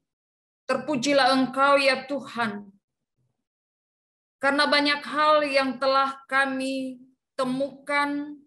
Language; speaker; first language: Indonesian; native; Indonesian